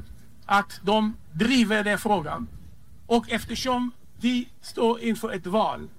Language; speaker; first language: Swedish; non-native, fluent; Hebrew